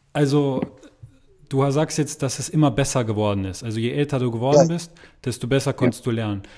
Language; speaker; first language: German; native; German